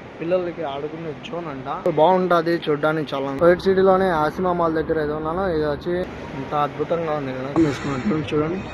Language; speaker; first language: Telugu; non-native, local second language; Urdu